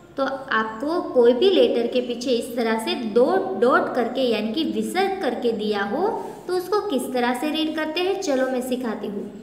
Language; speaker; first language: Hindi; non-native, local second language; Gujarati